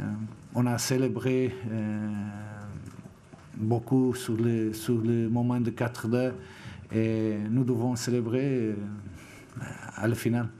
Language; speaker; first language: French; non-native, fluent; Portuguese